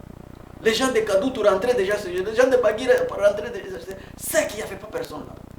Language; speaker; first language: French; non-native, local second language; Swahili